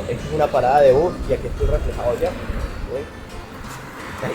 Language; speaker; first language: Spanish; native; Spanish